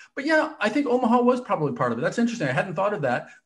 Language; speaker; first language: English; native; English